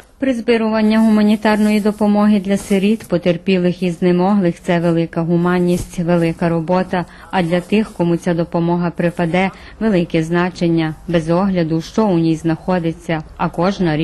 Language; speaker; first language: Ukrainian; early bilingual, heritage; Ukrainian